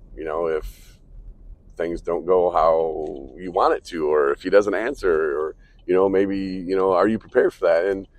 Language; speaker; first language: English; native; English